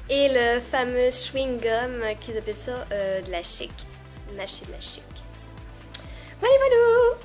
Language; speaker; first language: French; native; French